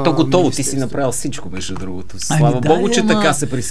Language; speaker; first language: Bulgarian; native; Bulgarian